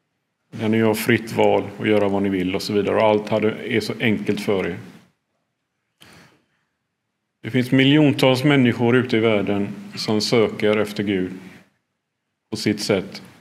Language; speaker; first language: Swedish; early bilingual, other home language; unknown